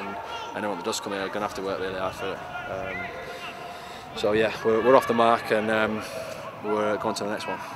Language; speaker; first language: English; native; English